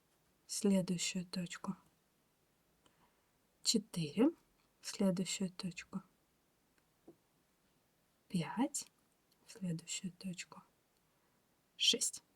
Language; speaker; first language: Russian; native; Russian